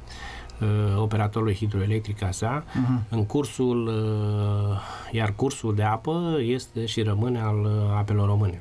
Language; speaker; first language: Romanian; native; Romanian